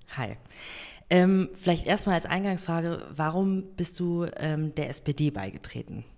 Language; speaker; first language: German; native; German